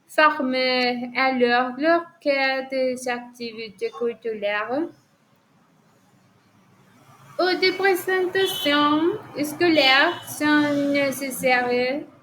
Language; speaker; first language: French; non-native, learner; Spanish